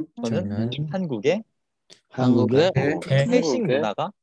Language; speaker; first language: Korean; non-native, learner; Indonesian